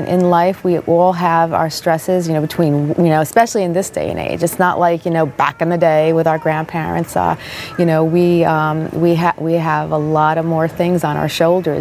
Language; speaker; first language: English; native; English